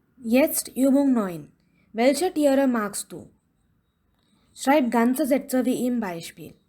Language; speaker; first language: German; non-native, fluent; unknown